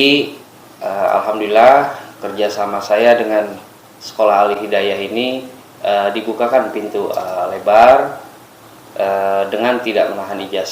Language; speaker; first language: Indonesian; native; Indonesian